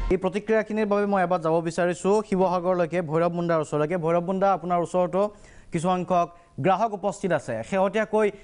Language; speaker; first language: Assamese; native; Assamese